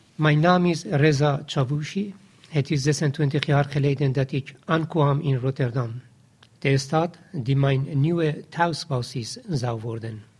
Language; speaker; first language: Dutch; non-native, fluent; Persian